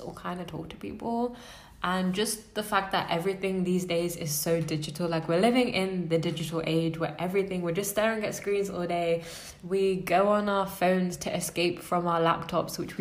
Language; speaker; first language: English; native; English